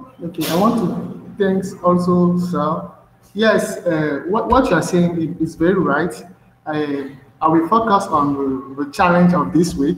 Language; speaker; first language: English; non-native, fluent; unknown